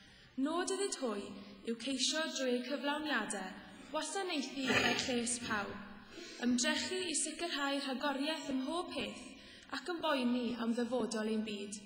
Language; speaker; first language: Welsh; native; Welsh